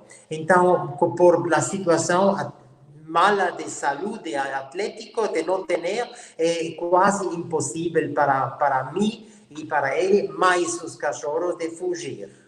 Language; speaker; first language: Portuguese; non-native, learner; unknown